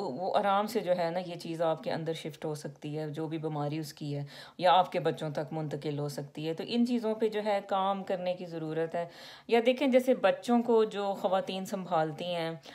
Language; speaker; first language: Urdu; native; Urdu